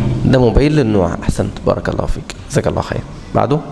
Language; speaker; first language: Arabic; native; Arabic